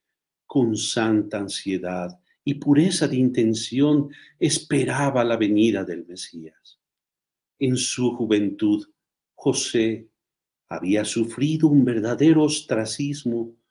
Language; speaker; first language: Spanish; native; Spanish